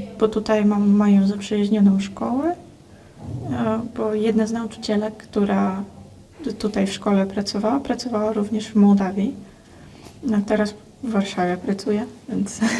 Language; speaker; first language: Polish; non-native, fluent; Russian